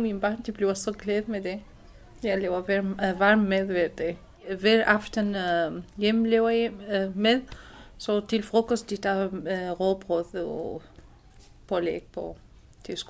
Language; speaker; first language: Danish; non-native, local second language; Arabic